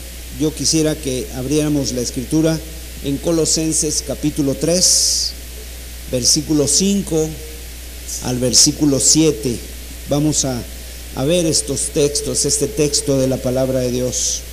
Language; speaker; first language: Spanish; native; Spanish